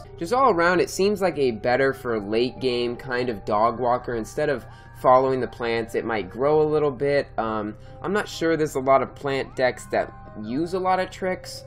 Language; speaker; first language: English; native; English